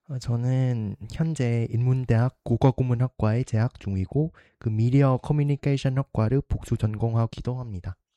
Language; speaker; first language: Korean; non-native, fluent; Vietnamese